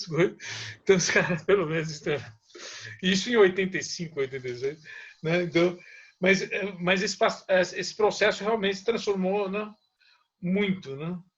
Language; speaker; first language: Portuguese; native; Portuguese